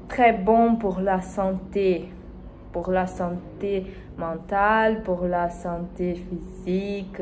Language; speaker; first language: French; non-native, learner; Spanish